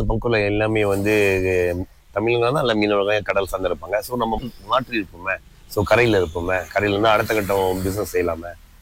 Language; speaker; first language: Tamil; early bilingual, heritage; Tamil